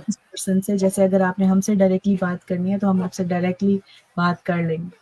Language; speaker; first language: Urdu; native; Urdu